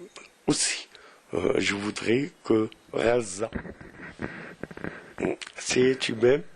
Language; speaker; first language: French; non-native, local second language; Arabic